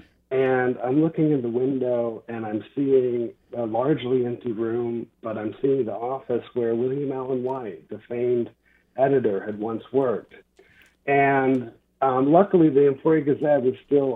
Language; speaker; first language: English; native; English